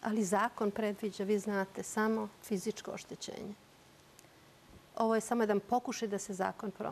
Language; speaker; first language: Bosnian; native; Bosnian